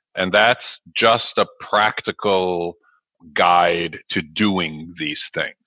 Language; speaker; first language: English; early bilingual, other home language; Russian